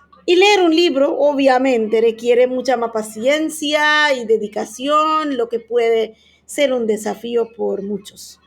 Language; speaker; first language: Spanish; non-native, fluent; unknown